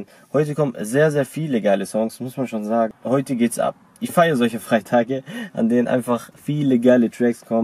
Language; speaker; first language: German; native; German